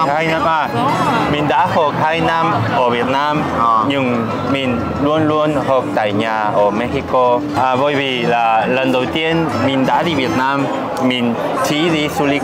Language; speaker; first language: Vietnamese; non-native, learner; Spanish